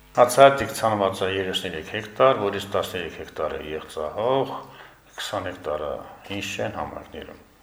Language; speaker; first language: Armenian; native; Armenian